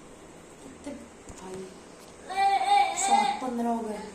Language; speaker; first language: Hindi; native; Hindi